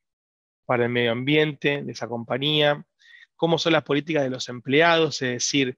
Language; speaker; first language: Spanish; native; Spanish